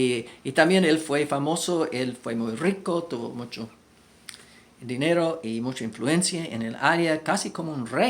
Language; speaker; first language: Spanish; non-native, fluent; English